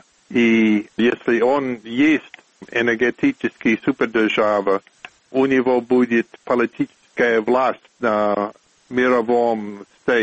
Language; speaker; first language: Russian; non-native, fluent; English